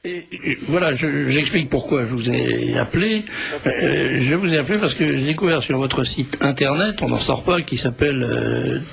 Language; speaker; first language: French; native; French